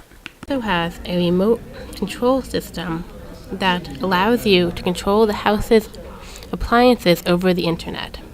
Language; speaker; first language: English; native; English